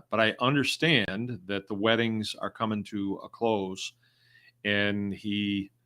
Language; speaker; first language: English; native; English